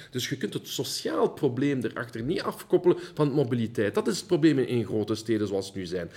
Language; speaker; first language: Dutch; early bilingual, heritage; Dutch